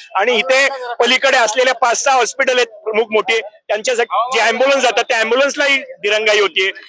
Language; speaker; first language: Marathi; native; Marathi